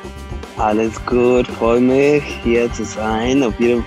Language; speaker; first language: German; non-native, fluent; Spanish